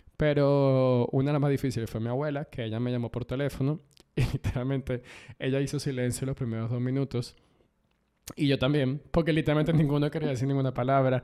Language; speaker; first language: Spanish; native; Spanish